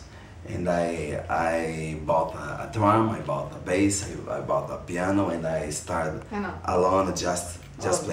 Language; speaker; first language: English; non-native, fluent; Portuguese